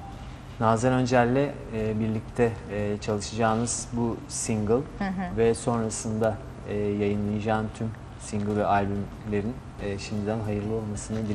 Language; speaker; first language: Turkish; native; Turkish